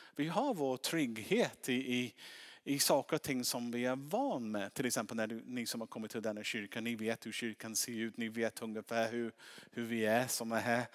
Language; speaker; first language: Swedish; non-native, fluent; English